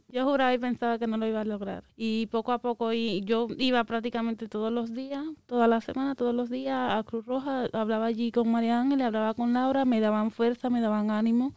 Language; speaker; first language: Spanish; native; Spanish